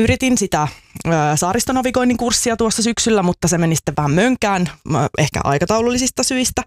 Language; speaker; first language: Finnish; native; Finnish